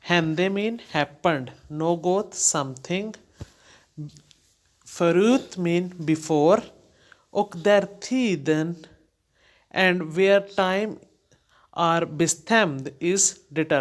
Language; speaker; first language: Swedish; non-native, fluent; Hindi